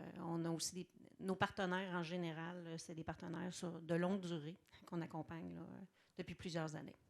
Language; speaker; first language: French; native; French